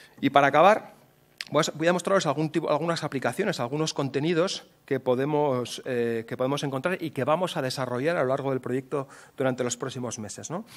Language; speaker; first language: Spanish; native; Spanish